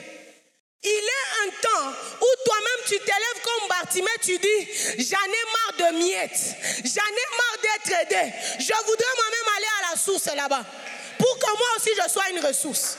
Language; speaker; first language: French; non-native, local second language; Swahili